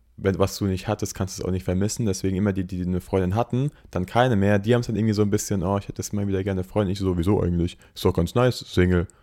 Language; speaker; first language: German; native; German